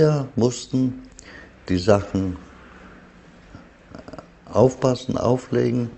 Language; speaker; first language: German; non-native, fluent; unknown